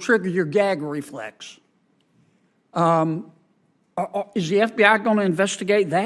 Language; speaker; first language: English; native; English